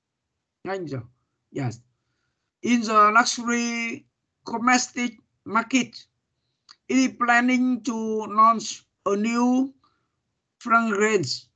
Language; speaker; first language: English; non-native, learner; Vietnamese